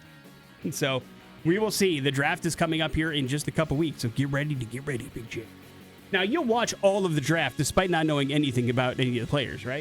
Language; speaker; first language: English; native; English